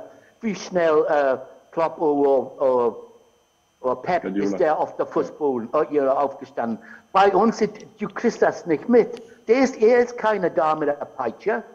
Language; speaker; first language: German; non-native, fluent; English